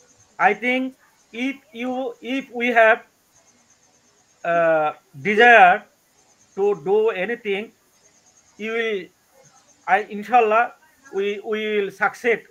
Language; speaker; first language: English; non-native, learner; Bangla